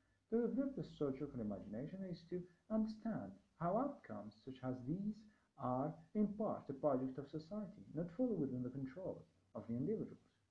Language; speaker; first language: English; non-native, fluent; Arabic